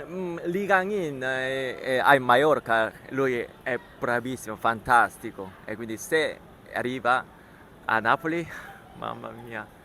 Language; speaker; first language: Italian; non-native, learner; Korean